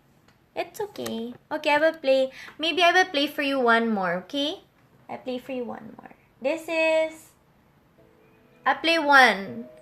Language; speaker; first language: English; non-native, local second language; Filipino